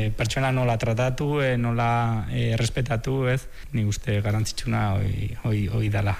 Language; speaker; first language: Basque; non-native, local second language; Spanish